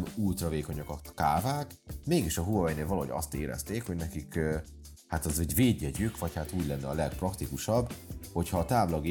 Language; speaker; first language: Hungarian; native; Hungarian